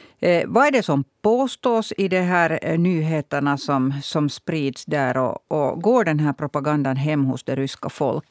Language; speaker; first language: Swedish; native; Swedish